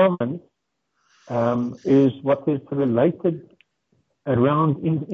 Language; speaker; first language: English; non-native, local second language; Afrikaans